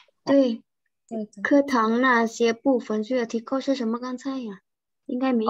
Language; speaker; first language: Chinese; non-native, fluent; Indonesian